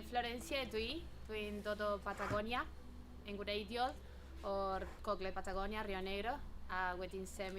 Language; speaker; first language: Welsh; non-native, learner; Spanish